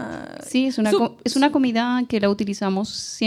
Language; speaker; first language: Spanish; native; Spanish